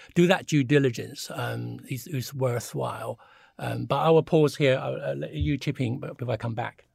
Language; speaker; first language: English; early bilingual, other home language; Chinese